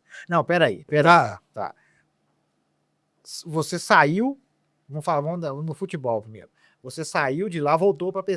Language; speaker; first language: Portuguese; native; Portuguese